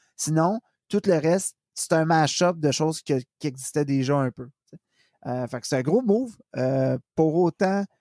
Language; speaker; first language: French; native; French